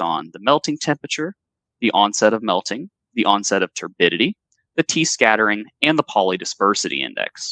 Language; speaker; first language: English; native; English